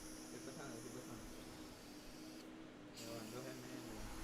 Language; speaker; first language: Spanish; native; Spanish